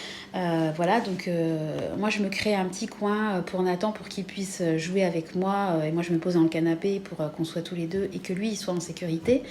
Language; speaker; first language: French; native; French